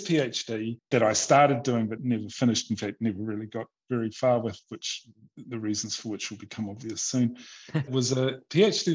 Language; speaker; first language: English; native; English